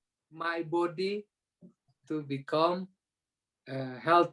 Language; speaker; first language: English; non-native, learner; Indonesian